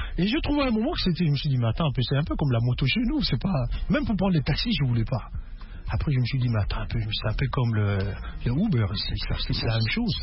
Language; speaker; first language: French; non-native, local second language; Lingala